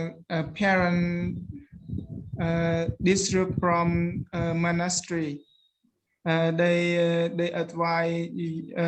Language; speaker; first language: English; non-native, learner; Khmer